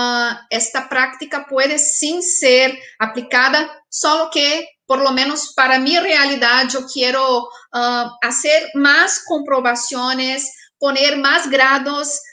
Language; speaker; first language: Spanish; non-native, fluent; Portuguese